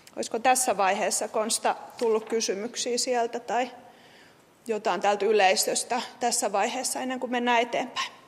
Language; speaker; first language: Finnish; native; Finnish